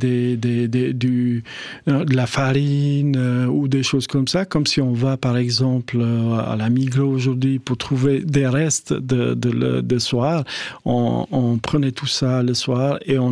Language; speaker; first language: French; non-native, fluent; Albanian